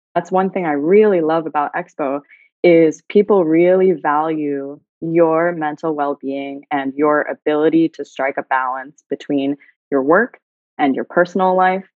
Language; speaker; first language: English; native; English